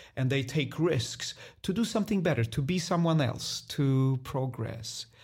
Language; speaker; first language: English; non-native, fluent; Polish